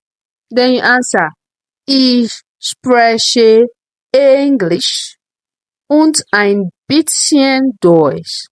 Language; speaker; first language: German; non-native, learner; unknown